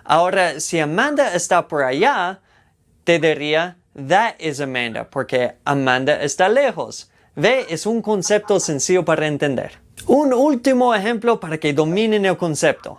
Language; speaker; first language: Spanish; non-native, fluent; English